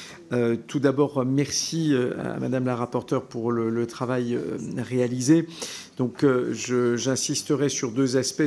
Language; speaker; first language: French; native; French